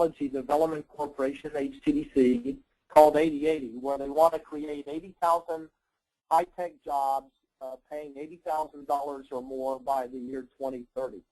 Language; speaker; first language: English; native; English